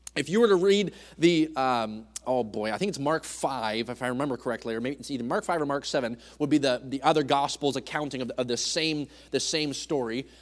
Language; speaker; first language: English; native; English